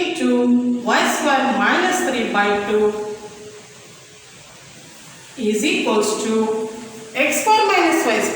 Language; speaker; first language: English; non-native, local second language; Kannada